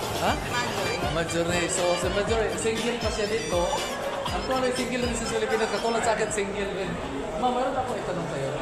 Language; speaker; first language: Filipino; non-native, local second language; Cebuano